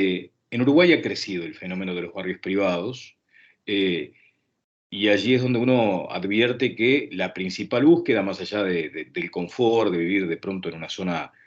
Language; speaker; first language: Spanish; native; Spanish